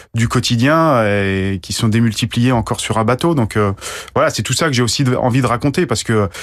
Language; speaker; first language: French; native; French